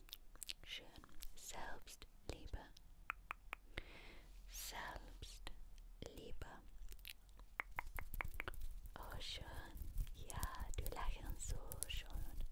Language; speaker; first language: German; non-native, learner; English